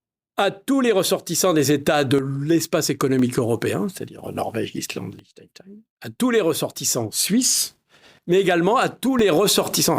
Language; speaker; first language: French; native; French